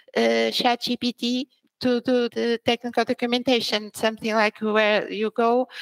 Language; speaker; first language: English; early bilingual, other home language; Portuguese